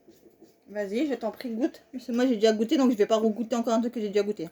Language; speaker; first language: French; native; French